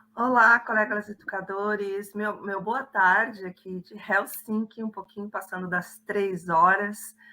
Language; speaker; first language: Portuguese; native; Portuguese